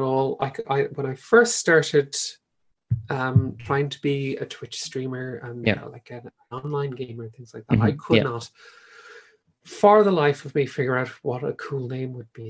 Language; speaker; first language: English; native; English